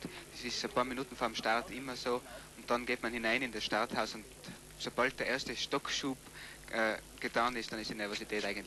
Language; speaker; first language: German; native; German